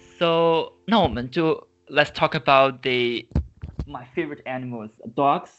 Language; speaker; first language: English; non-native, fluent; Chinese